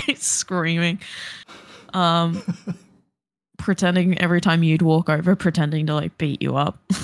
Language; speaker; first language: English; native; English